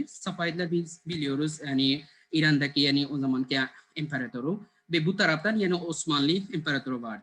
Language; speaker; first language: Turkish; non-native, learner; Bangla